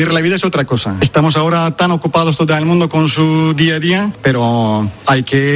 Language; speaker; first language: Spanish; non-native, fluent; Turkish